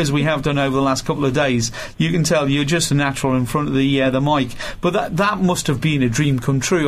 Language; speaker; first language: English; native; English